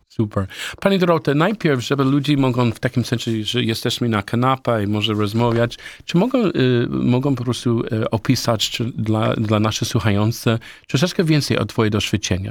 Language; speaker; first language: Polish; non-native, learner; English